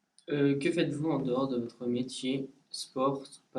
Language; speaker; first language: French; native; French